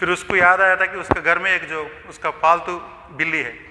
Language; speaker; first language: Hindi; non-native, local second language; Telugu